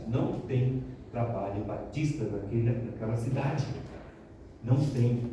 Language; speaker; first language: Portuguese; native; Portuguese